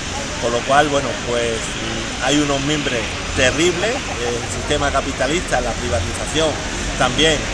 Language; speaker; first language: Spanish; native; Spanish